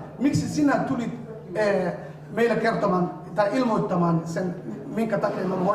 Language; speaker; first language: Finnish; non-native, fluent; Somali